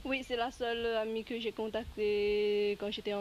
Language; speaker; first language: French; early bilingual, other home language; Chinese